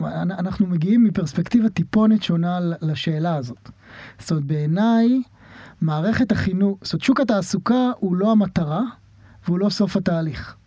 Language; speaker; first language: Hebrew; native; Hebrew